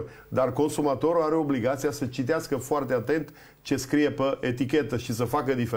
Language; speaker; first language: Romanian; native; Romanian